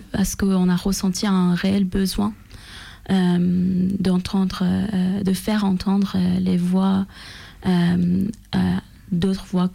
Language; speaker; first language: French; non-native, fluent; Persian